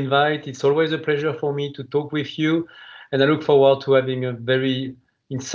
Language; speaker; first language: English; non-native, fluent; French